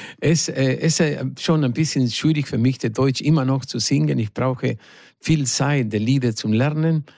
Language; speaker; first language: German; non-native, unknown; Spanish